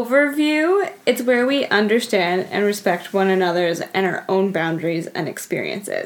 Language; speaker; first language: English; native; English